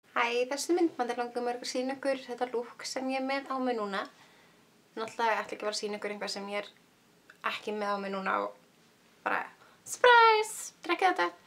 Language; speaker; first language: Icelandic; early bilingual, heritage; Icelandic